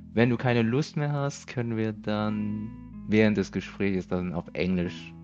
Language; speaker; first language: German; early bilingual, other home language; Vietnamese